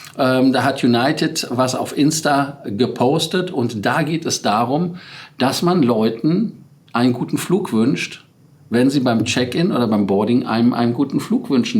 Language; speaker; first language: German; native; German